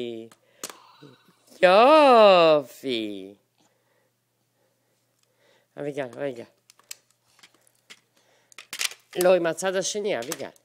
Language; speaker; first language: Hebrew; native; Hebrew